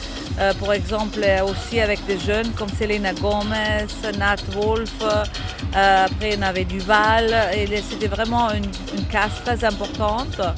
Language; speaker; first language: French; non-native, fluent; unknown